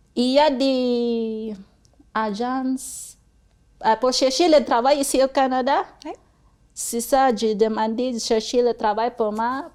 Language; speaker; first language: French; non-native, learner; Cebuano